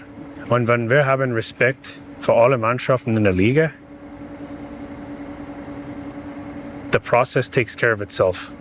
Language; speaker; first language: German; non-native, learner; English